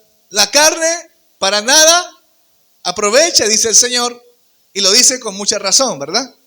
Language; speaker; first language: Spanish; native; Spanish